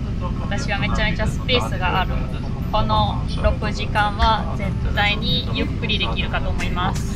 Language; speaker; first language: Japanese; non-native, fluent; German